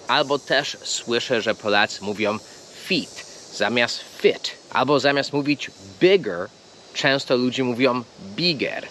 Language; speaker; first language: Polish; non-native, fluent; English